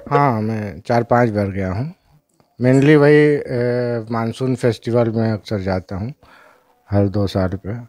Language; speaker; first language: Hindi; native; Hindi